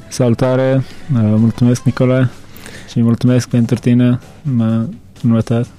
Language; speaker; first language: Romanian; non-native, learner; Turkmen